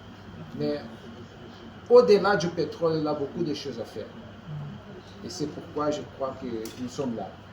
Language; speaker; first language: French; non-native, fluent; Portuguese